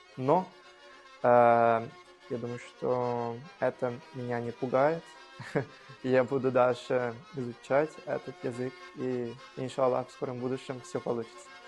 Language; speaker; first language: Russian; non-native, fluent; Portuguese